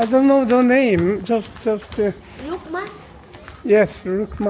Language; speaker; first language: English; non-native, learner; Korean